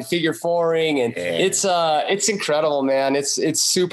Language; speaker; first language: English; native; English